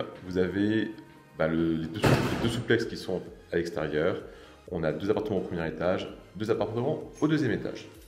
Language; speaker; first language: French; native; French